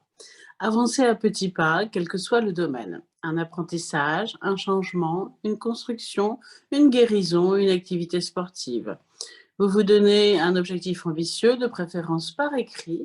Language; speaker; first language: French; native; French